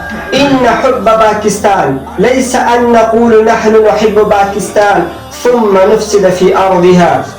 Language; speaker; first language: Arabic; non-native, learner; Urdu